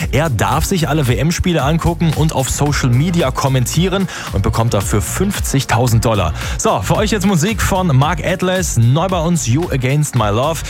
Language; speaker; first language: German; native; German